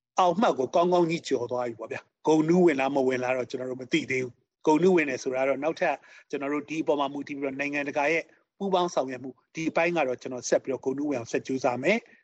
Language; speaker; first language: Burmese; native; Burmese